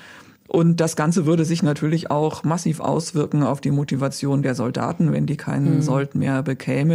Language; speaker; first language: German; native; German